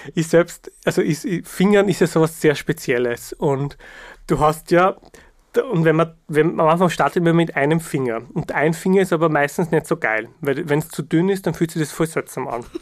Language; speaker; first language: German; early bilingual, other home language; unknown